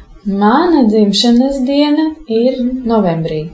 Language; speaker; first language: Latvian; non-native, local second language; Russian